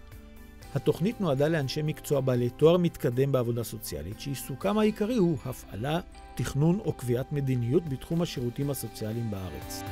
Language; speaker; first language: Hebrew; native; Hebrew